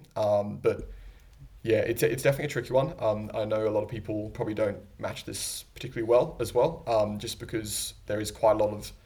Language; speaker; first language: English; native; English